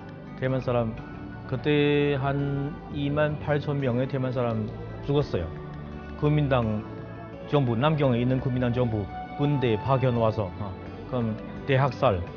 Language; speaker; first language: Korean; non-native, fluent; Chinese